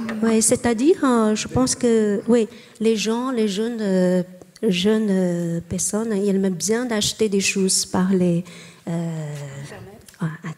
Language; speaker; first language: French; non-native, learner; Chinese